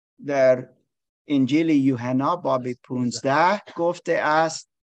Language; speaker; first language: Persian; non-native, learner; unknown